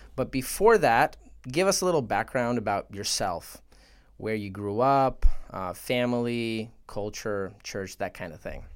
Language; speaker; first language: English; early bilingual, other home language; Russian